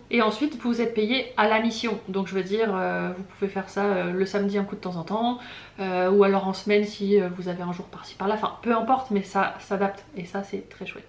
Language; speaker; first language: French; native; French